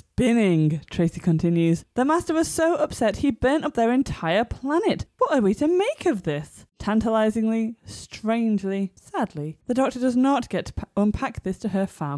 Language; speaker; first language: English; native; English